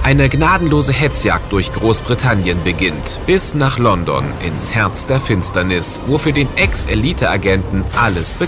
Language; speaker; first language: German; native; German